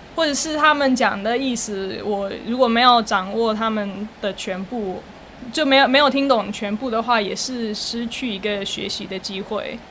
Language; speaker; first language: Chinese; non-native, fluent; English